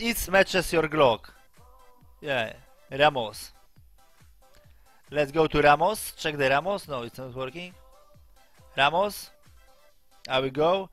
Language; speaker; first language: English; non-native, learner; Polish